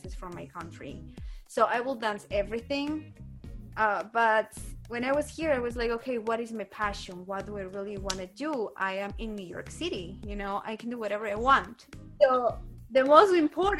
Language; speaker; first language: English; non-native, fluent; Spanish